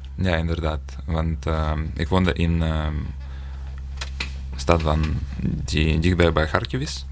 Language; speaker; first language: Dutch; non-native, fluent; Ukrainian